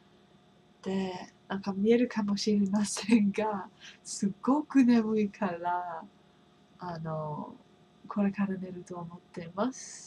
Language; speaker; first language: Japanese; non-native, fluent; English